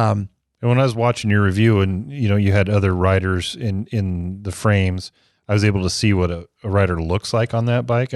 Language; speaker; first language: English; native; English